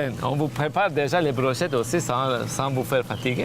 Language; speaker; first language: French; non-native, fluent; Armenian